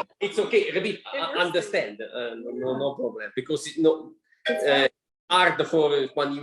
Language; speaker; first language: English; non-native, learner; Italian